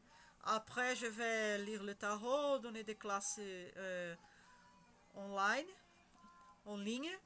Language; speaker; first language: French; non-native, learner; Spanish